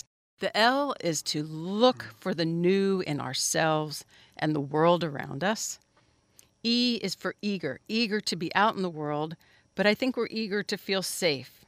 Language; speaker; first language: English; native; English